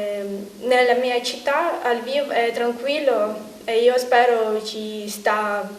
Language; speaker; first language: Italian; non-native, learner; Ukrainian